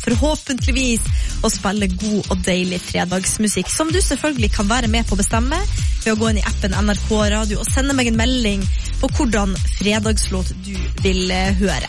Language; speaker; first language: Norwegian; native; Norwegian